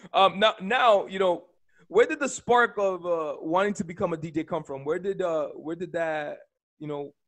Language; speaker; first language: English; early bilingual, other home language; Spanish